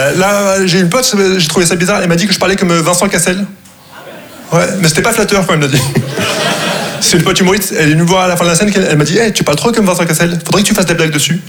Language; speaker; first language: French; non-native, local second language; Arabic